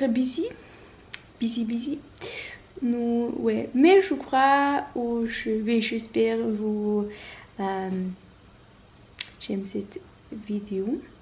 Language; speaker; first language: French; non-native, learner; Norwegian